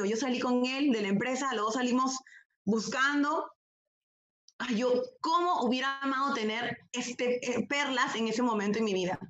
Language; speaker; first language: Spanish; native; Spanish